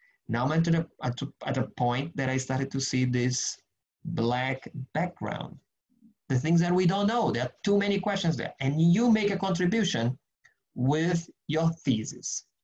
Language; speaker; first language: English; non-native, fluent; Portuguese